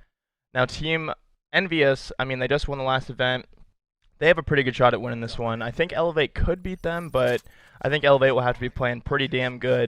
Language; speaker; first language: English; native; English